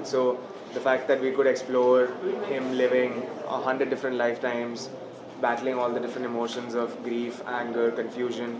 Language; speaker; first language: English; non-native, local second language; Hindi